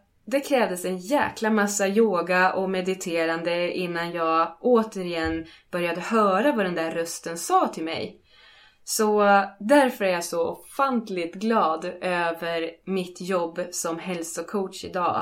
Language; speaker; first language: Swedish; native; Swedish